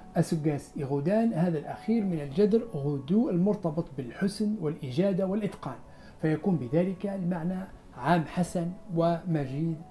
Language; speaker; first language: Arabic; non-native, local second language; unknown